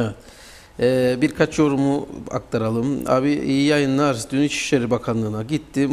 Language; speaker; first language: Turkish; native; Turkish